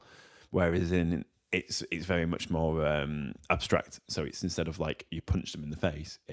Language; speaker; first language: English; native; English